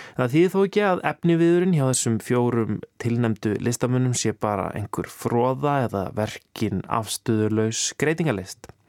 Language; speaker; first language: Icelandic; native; Icelandic